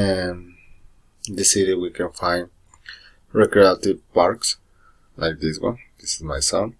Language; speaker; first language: English; non-native, learner; Spanish